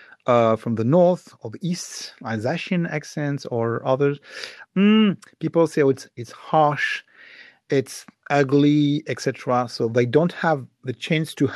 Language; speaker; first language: English; non-native, fluent; French